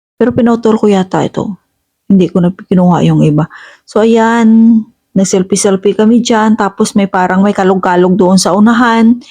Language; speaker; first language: Filipino; non-native, local second language; Hiligaynon